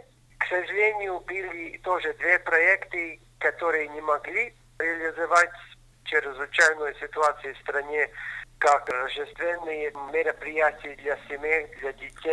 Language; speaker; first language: Russian; non-native, local second language; Latvian